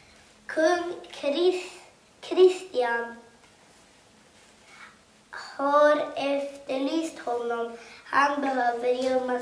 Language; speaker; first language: Swedish; early bilingual, other home language; Kurdish